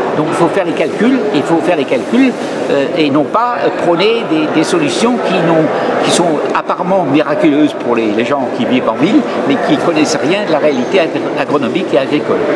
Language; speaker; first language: French; native; French